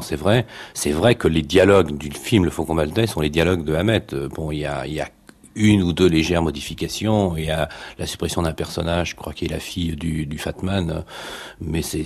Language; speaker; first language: French; native; French